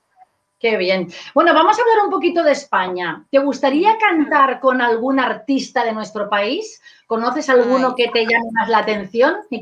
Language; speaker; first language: Spanish; native; Spanish